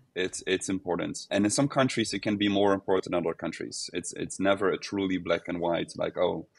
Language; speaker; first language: English; non-native, fluent; Dutch